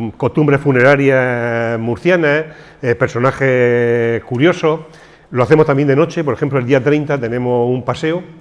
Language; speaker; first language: Spanish; native; Spanish